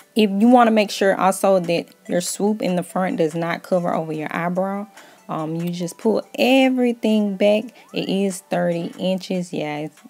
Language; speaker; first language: English; native; English